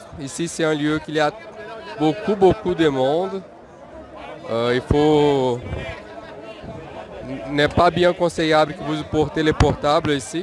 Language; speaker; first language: French; non-native, fluent; Portuguese